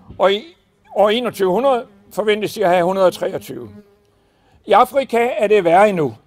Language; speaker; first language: Danish; native; Danish